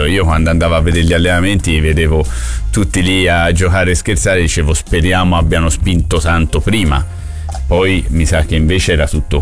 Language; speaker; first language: Italian; native; Italian